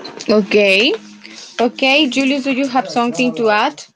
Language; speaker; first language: English; non-native, fluent; Spanish